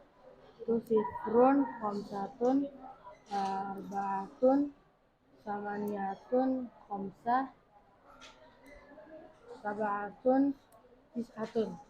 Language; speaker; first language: Arabic; non-native, learner; Indonesian